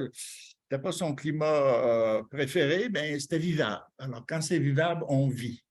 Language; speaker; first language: French; native; French